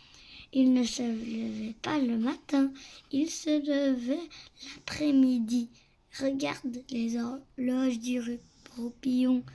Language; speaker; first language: French; native; French